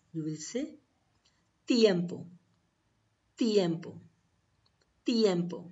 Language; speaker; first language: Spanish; non-native, learner; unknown